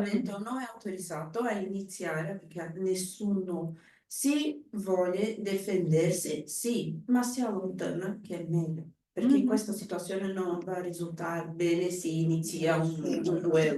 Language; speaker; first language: Italian; non-native, learner; Portuguese